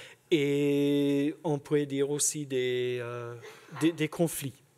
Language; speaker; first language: French; non-native, fluent; English